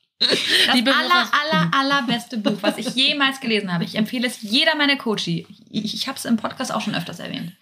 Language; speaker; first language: German; native; German